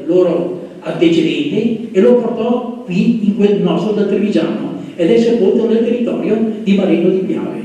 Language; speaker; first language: Italian; native; Italian